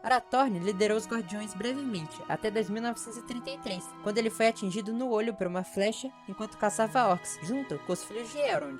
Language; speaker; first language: Portuguese; native; Portuguese